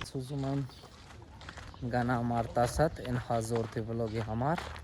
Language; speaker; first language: Armenian; non-native, learner; Hindi